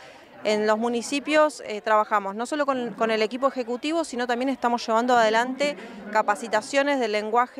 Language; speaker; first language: Spanish; native; Spanish